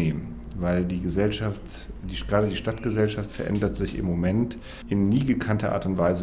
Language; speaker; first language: German; native; German